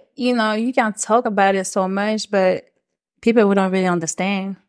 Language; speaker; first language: English; non-native, fluent; French